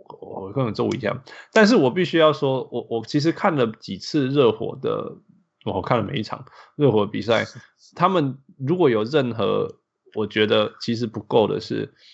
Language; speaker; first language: Chinese; native; Chinese